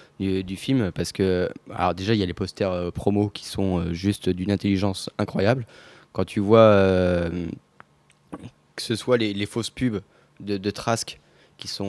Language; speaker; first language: French; native; French